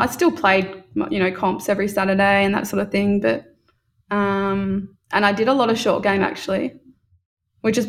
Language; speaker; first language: English; native; English